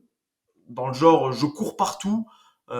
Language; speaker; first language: French; native; French